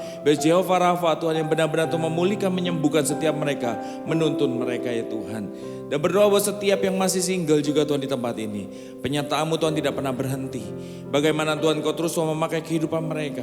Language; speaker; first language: Indonesian; native; Indonesian